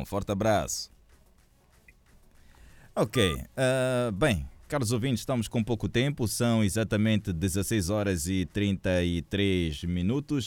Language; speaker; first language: Portuguese; native; Portuguese